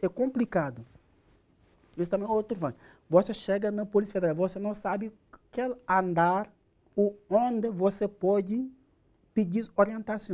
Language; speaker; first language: Portuguese; non-native, learner; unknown